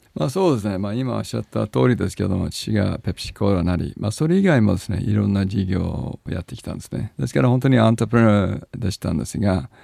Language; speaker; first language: Japanese; non-native, fluent; English